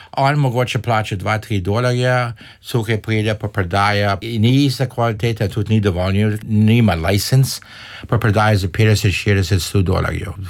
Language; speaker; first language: Slovenian; early bilingual, heritage; Slovenian